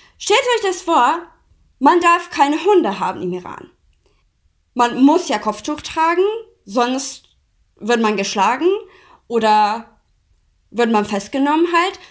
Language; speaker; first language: German; non-native, fluent; Persian